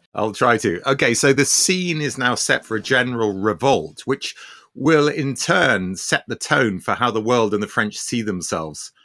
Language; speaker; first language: English; early bilingual, other home language; Armenian